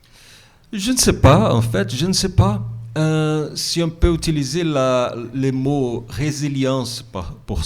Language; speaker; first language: French; non-native, fluent; Portuguese